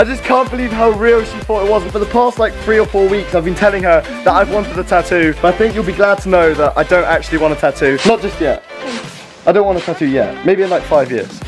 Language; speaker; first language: English; early bilingual, other home language; Portuguese